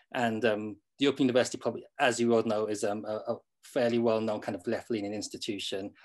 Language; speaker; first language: English; native; English